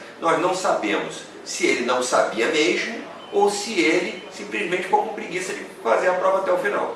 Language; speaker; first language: Portuguese; native; Portuguese